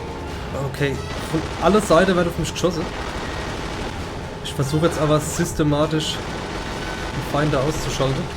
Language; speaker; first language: German; native; German